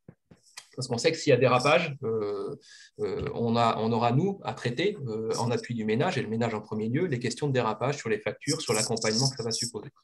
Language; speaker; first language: French; native; French